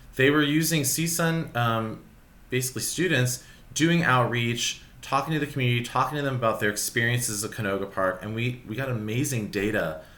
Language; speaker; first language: English; native; English